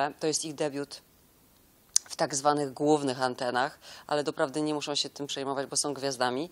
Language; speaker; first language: Polish; native; Polish